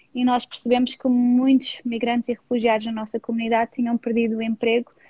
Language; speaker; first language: Portuguese; non-native, fluent; English